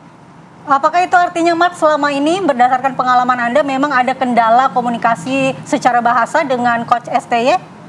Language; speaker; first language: Indonesian; native; Indonesian